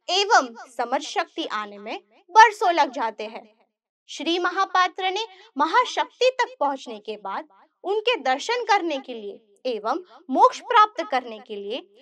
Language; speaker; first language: Hindi; non-native, local second language; Gujarati